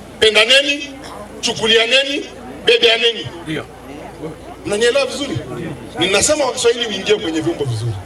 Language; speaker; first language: Swahili; non-native, local second language; Masai